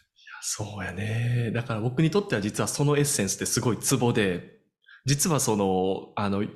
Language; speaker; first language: Japanese; native; Japanese